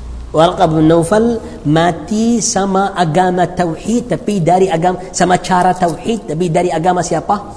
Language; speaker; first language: Indonesian; non-native, learner; Arabic